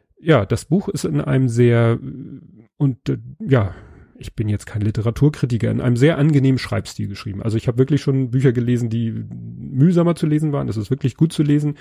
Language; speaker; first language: German; native; German